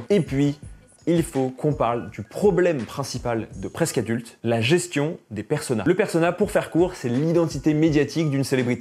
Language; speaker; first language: French; native; French